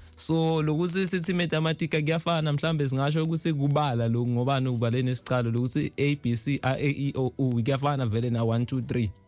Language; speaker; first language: Zulu; native; Zulu